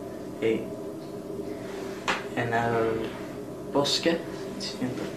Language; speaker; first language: Spanish; non-native, learner; English